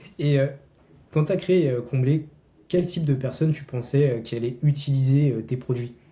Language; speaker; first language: French; native; French